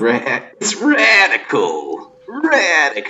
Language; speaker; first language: English; native; English